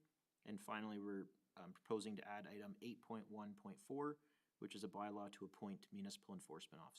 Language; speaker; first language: English; native; English